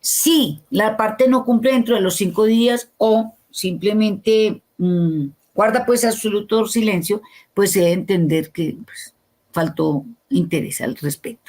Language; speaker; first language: Spanish; native; Spanish